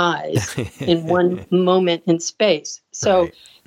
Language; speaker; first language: English; native; English